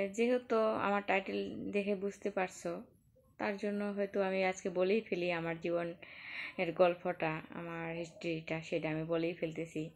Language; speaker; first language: Bangla; non-native, local second language; Rangpuri